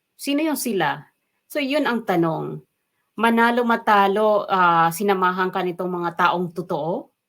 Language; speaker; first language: Filipino; non-native, local second language; Waray